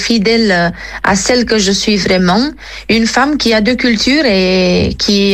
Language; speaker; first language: French; non-native, fluent; Romanian